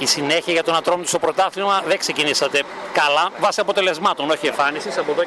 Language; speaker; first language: Greek; native; Greek